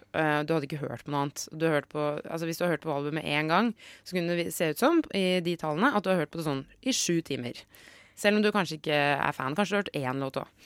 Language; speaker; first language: Norwegian; native; Norwegian